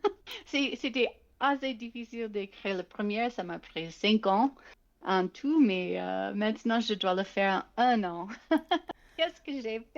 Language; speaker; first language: French; non-native, fluent; English